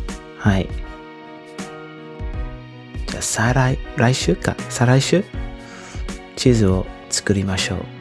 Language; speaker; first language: Japanese; non-native, learner; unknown